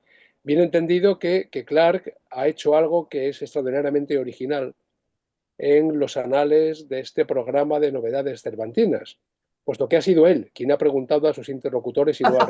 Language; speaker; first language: Spanish; native; Spanish